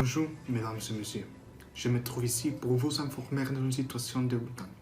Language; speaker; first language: French; non-native, learner; Spanish